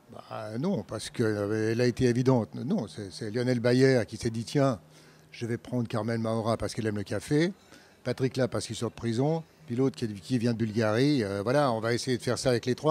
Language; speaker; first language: French; native; French